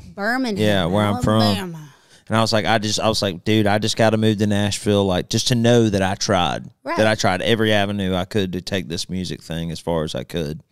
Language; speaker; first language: English; native; English